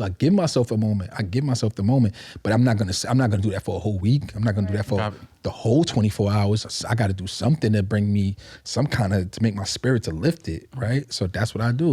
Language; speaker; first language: English; native; English